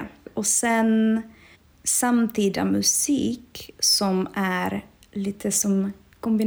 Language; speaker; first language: Swedish; non-native, fluent; Czech